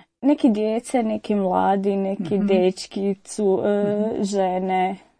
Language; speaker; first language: Croatian; non-native, learner; Arabic